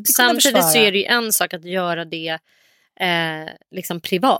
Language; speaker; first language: Swedish; native; Swedish